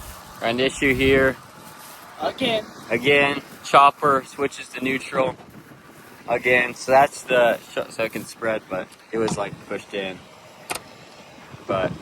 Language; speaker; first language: English; native; English